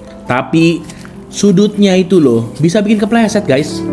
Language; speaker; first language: Indonesian; native; Indonesian